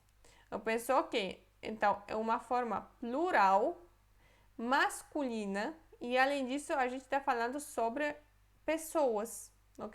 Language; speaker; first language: Portuguese; non-native, fluent; Polish